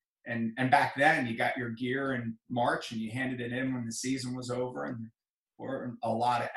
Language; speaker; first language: English; native; English